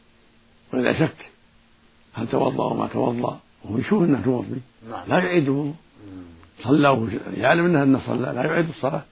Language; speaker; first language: Arabic; native; Arabic